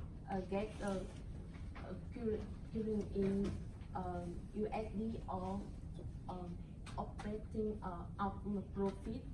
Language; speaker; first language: English; non-native, learner; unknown